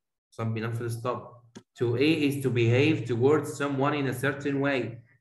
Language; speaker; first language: English; non-native, fluent; Arabic